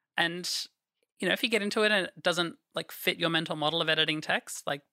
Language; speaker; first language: English; native; English